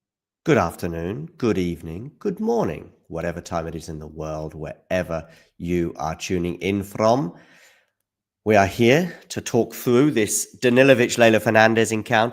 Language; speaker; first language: English; native; English